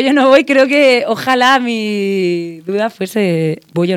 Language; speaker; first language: Spanish; native; Spanish